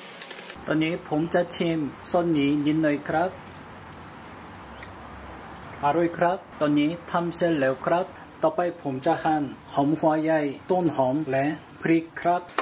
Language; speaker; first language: Thai; non-native, learner; Korean